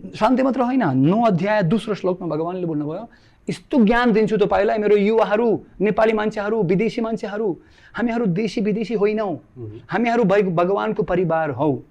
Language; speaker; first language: Nepali; non-native, fluent; Russian